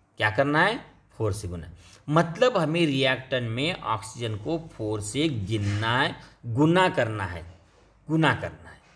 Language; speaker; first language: Hindi; non-native, local second language; Marathi